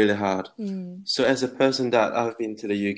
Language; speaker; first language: English; non-native, local second language; Cantonese